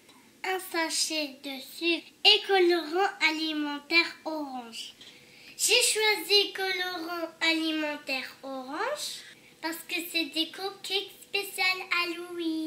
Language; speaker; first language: French; non-native, fluent; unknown